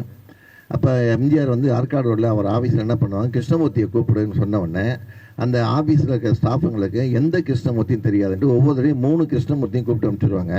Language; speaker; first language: Tamil; native; Tamil